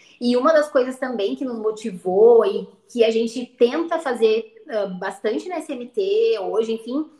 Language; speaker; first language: Portuguese; native; Portuguese